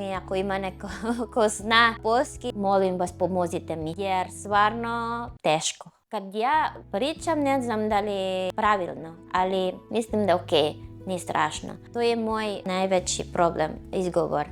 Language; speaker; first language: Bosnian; non-native, fluent; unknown